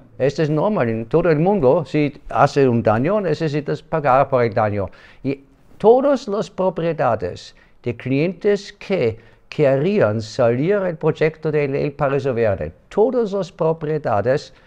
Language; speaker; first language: Spanish; non-native, learner; German